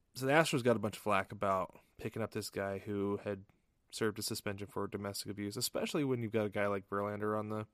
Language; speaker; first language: English; native; English